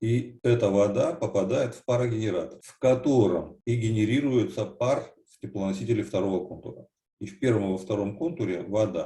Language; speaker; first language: Russian; native; Russian